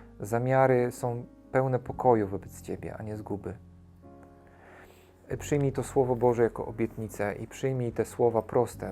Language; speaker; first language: Polish; native; Polish